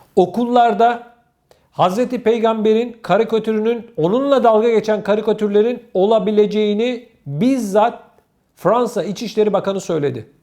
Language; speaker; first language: Turkish; native; Turkish